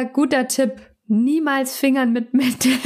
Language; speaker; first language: German; native; German